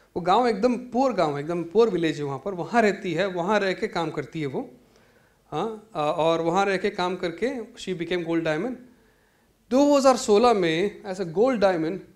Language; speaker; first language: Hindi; non-native, local second language; Malayalam